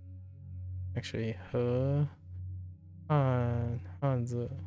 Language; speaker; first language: Chinese; non-native, learner; English